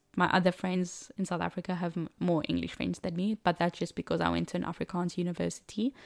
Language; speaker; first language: English; non-native, local second language; Afrikaans